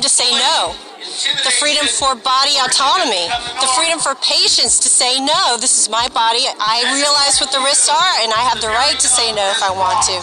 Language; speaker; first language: English; native; English